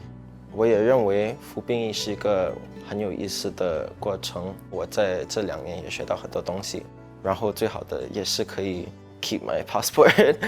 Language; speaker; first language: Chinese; non-native, local second language; English